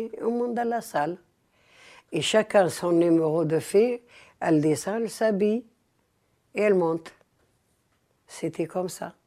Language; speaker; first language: French; early bilingual, other home language; Arabic